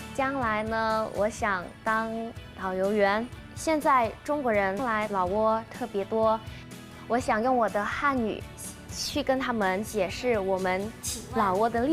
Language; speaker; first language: Chinese; non-native, learner; Lao